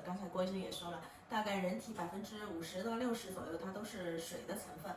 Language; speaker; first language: Chinese; native; Chinese